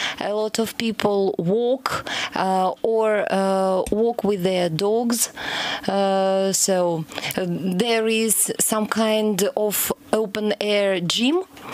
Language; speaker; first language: English; non-native, fluent; Russian